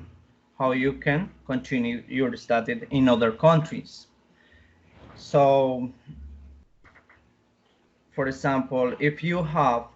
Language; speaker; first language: English; non-native, learner; Spanish